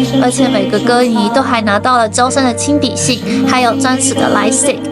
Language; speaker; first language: Chinese; native; Chinese